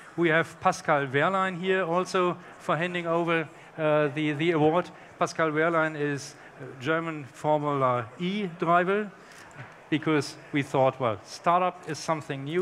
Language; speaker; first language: English; non-native, fluent; German